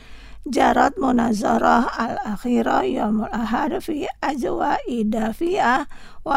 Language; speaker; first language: Arabic; non-native, fluent; Indonesian